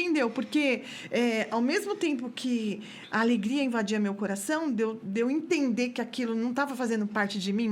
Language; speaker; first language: Portuguese; native; Portuguese